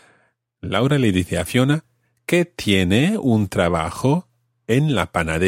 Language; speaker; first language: Spanish; non-native, fluent; English